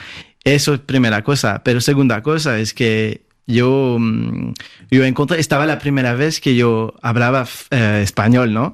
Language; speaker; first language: Spanish; non-native, fluent; French